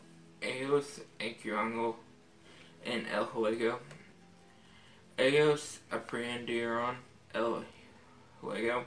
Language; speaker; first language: Spanish; non-native, learner; English